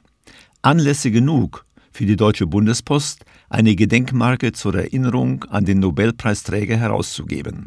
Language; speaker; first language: German; native; German